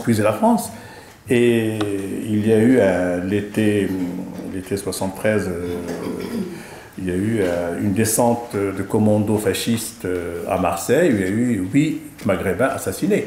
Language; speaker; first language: French; non-native, local second language; Arabic